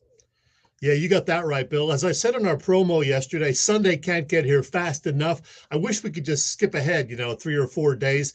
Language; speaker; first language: English; native; English